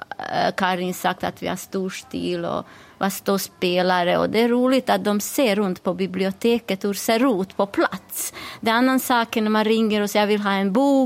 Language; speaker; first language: Swedish; non-native, fluent; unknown